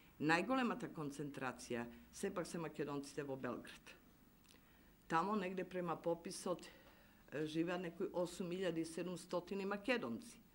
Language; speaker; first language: Macedonian; early bilingual, heritage; Macedonian